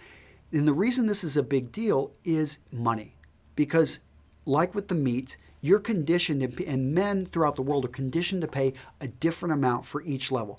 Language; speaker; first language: English; native; English